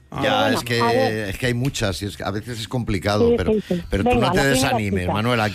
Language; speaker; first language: Spanish; native; Spanish